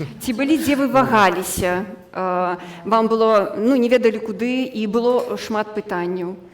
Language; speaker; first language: Belarusian; non-native, local second language; Russian